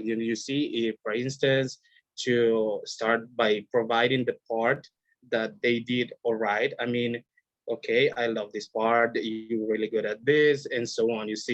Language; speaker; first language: English; non-native, learner; Spanish